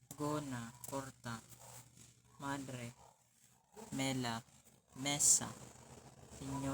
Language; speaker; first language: Italian; non-native, learner; Filipino